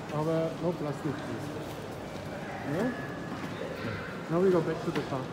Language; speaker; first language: English; non-native, learner; German